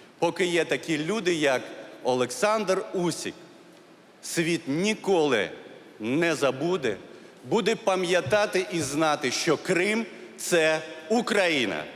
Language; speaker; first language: Ukrainian; non-native, local second language; Crimean Tatar